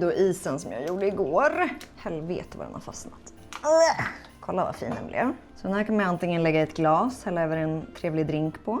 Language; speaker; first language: Swedish; native; Swedish